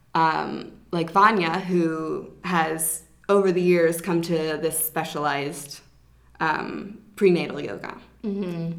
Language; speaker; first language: English; native; English